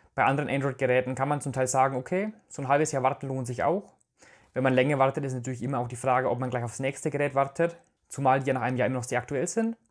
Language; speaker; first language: German; native; German